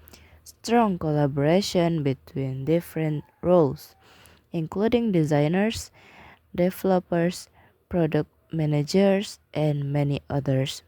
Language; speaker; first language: English; non-native, learner; Indonesian